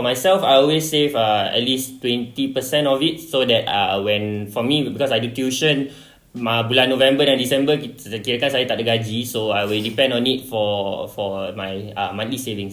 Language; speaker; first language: English; non-native, local second language; Malay